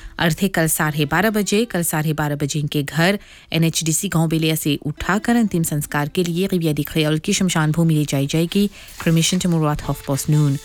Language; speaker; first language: Hindi; non-native, local second language; Morisyen